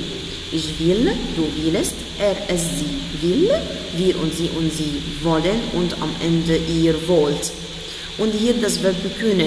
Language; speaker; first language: German; non-native, fluent; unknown